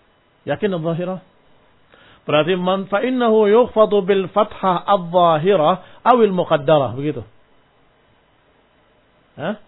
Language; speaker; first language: Arabic; non-native, fluent; Indonesian